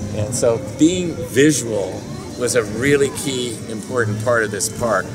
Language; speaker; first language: English; native; English